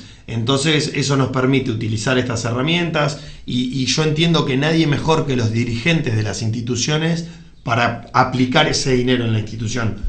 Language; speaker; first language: Spanish; native; Spanish